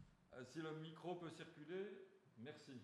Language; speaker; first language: French; native; French